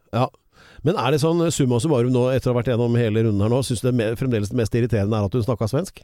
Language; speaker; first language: Norwegian; native; Norwegian